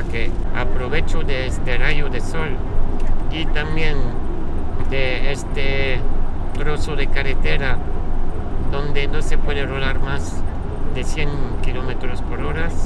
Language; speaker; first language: Spanish; non-native, fluent; French